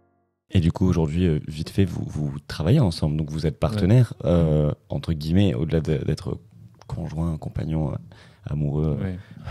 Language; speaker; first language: French; native; French